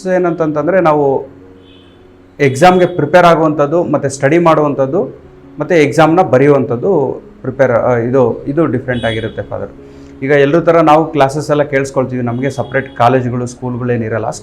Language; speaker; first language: Kannada; native; Kannada